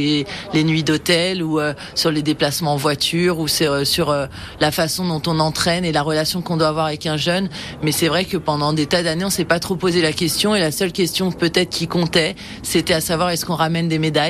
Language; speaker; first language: French; native; French